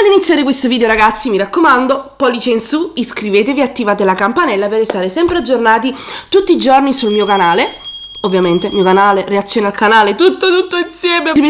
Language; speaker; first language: Italian; native; Italian